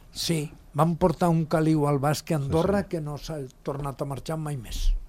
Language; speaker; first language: Catalan; non-native, local second language; Spanish